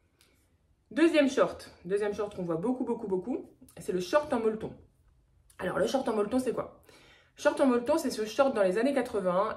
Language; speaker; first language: French; native; French